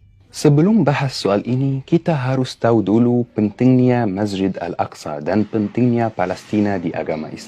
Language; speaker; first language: Indonesian; non-native, fluent; Arabic